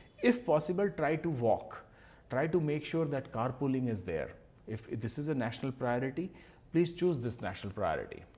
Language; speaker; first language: Hindi; native; Hindi